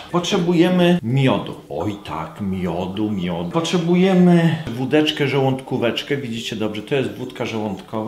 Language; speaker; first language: Polish; native; Polish